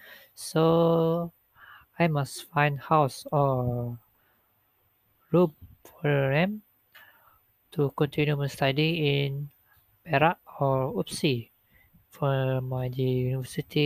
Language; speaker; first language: English; non-native, local second language; Malay